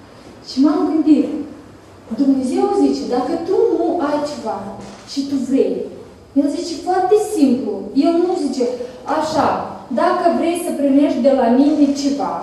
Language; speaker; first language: Romanian; non-native, learner; Russian